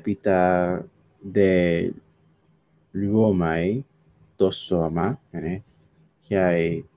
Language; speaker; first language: Greek; non-native, learner; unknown